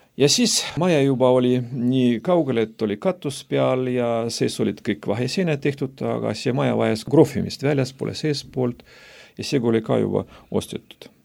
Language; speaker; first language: Estonian; non-native, local second language; Russian